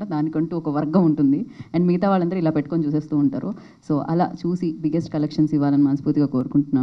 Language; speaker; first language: Telugu; native; Telugu